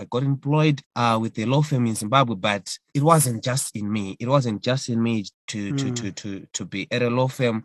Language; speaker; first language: English; non-native, local second language; Shona